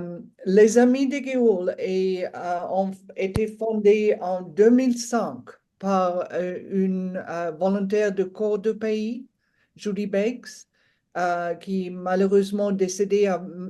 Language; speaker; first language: French; non-native, fluent; English